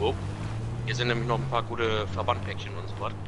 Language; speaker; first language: German; native; German